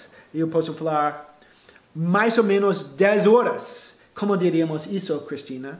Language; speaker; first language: Portuguese; non-native, fluent; English